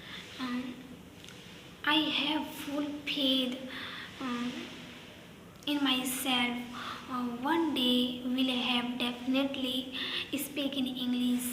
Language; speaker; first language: English; non-native, learner; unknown